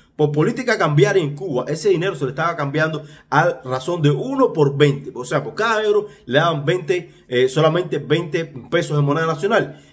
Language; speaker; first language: Spanish; native; Spanish